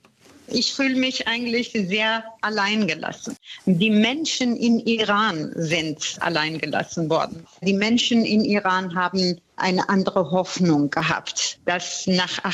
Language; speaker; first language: German; non-native, fluent; Persian